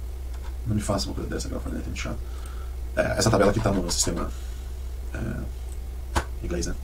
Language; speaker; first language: Portuguese; native; Portuguese